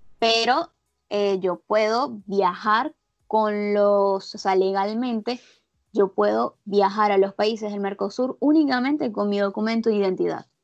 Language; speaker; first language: Spanish; native; Spanish